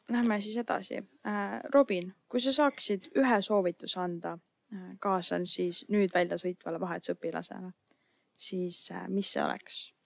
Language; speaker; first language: Estonian; non-native, fluent; German